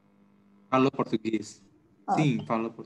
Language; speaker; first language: Portuguese; non-native, learner; Indonesian